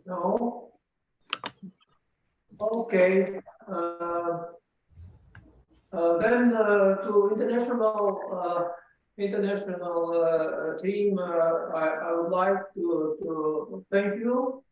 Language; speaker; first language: English; non-native, learner; Latvian